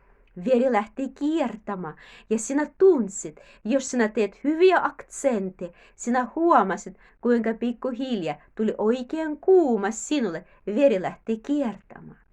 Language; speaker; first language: Finnish; non-native, learner; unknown